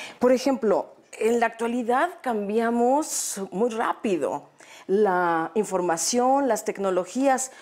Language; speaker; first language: Spanish; native; Spanish